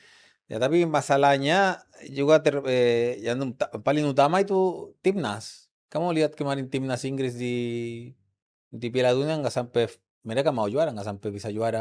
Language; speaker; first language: Indonesian; non-native, fluent; Spanish